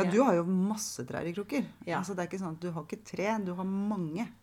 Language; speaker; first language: Norwegian; native; Norwegian